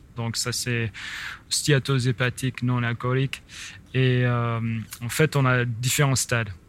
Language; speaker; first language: French; non-native, fluent; English